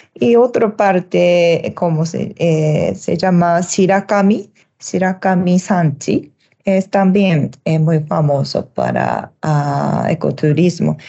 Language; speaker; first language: Spanish; non-native, learner; Japanese